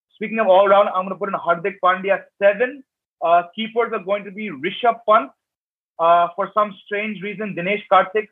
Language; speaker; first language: English; native; English